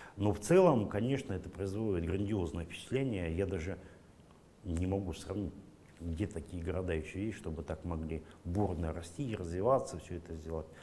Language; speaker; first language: Russian; native; Russian